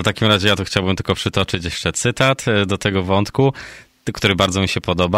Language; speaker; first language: Polish; native; Polish